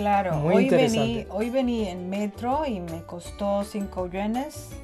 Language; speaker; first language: Spanish; non-native, fluent; Chinese